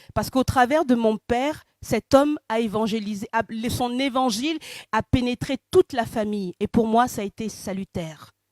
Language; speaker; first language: French; early bilingual, other home language; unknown